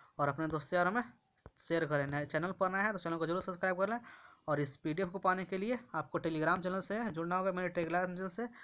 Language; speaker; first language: Hindi; native; Hindi